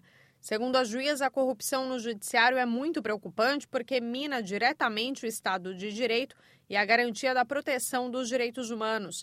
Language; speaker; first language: Portuguese; native; Portuguese